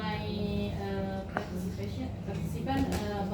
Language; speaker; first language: English; non-native, learner; Indonesian